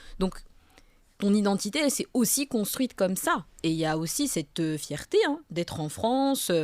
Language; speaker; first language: French; native; French